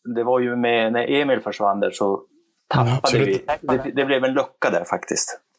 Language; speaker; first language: Swedish; native; Swedish